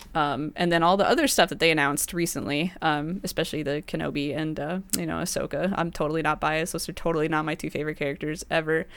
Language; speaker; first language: English; early bilingual, other home language; Spanish